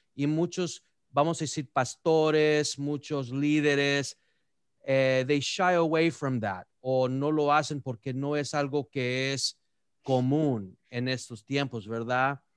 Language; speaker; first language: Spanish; early bilingual, heritage; Spanish